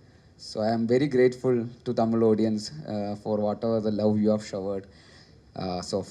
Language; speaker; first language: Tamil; non-native, learner; Malayalam